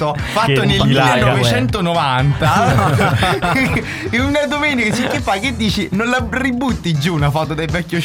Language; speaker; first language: Italian; native; Italian